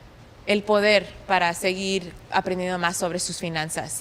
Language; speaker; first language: Spanish; early bilingual, heritage; Spanish